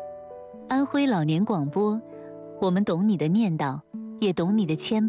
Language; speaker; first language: Chinese; native; Chinese